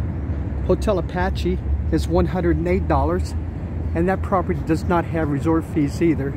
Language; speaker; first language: English; native; English